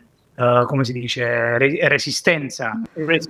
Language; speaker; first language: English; non-native, learner; Italian